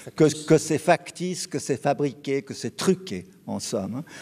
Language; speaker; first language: French; native; French